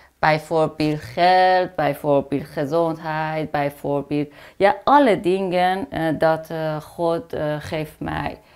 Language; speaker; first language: Dutch; non-native, learner; Persian